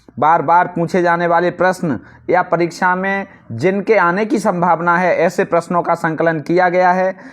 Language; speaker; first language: Hindi; native; Hindi